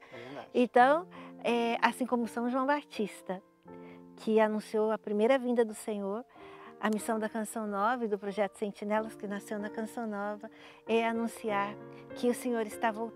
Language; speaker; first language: Portuguese; native; Portuguese